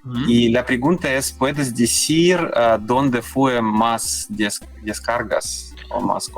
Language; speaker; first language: Spanish; non-native, learner; Russian